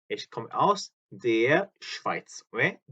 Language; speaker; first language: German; non-native, fluent; Korean